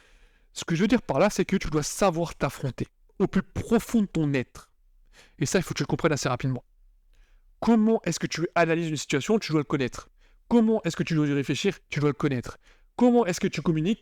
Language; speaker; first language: French; native; French